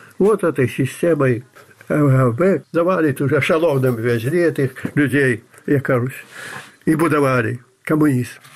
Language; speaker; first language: Russian; non-native, fluent; Belarusian